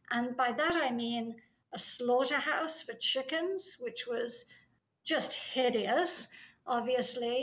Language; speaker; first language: English; native; English